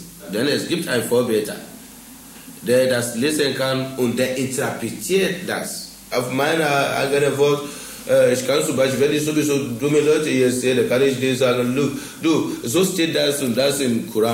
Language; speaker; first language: German; non-native, fluent; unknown